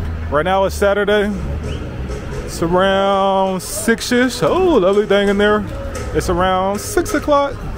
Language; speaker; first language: English; native; English